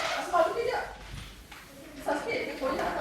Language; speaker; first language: Malay; native; Malay